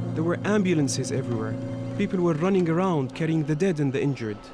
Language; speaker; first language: English; non-native, fluent; Burmese